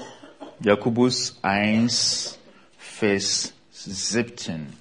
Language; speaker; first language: German; non-native, fluent; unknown